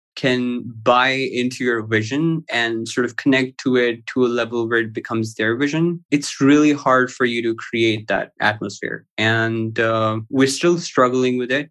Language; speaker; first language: English; non-native, local second language; Urdu